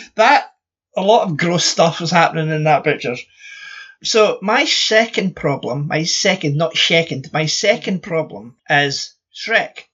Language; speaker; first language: English; native; English